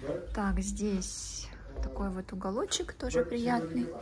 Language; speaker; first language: Russian; native; Russian